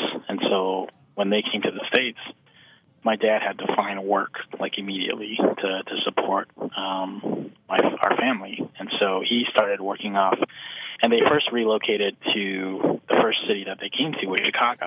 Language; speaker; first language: English; native; English